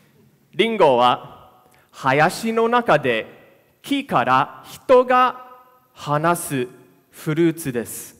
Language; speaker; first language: Japanese; non-native, fluent; English